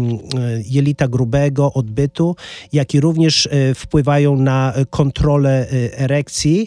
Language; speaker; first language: Polish; native; Polish